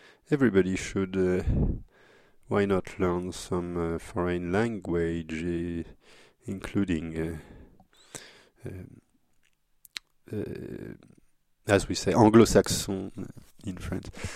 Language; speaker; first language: English; non-native, fluent; French